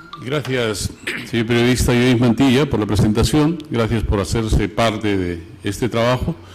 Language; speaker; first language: Spanish; native; Spanish